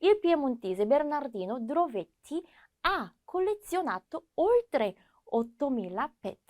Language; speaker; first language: Italian; non-native, fluent; Korean